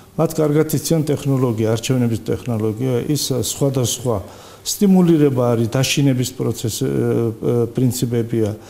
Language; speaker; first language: Georgian; non-native, local second language; Azerbaijani